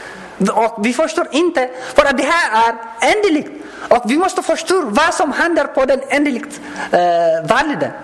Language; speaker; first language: Swedish; non-native, learner; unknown